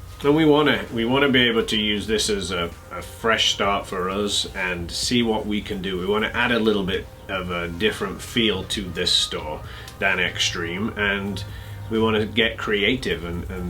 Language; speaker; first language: English; native; English